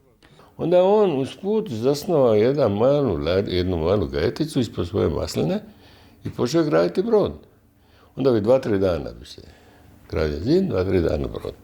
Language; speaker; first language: Croatian; native; Croatian